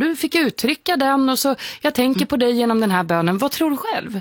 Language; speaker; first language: Swedish; native; Swedish